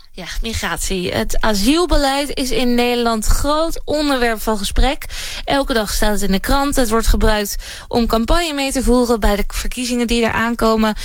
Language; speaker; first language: Dutch; native; Dutch